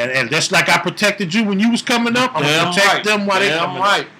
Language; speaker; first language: English; native; English